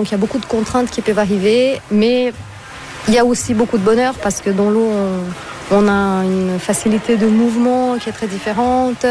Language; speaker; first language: French; non-native, fluent; Portuguese